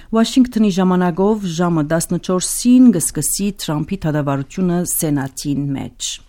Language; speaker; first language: Armenian; early bilingual, heritage; Armenian